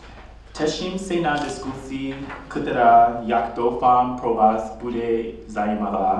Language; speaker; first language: Czech; non-native, learner; English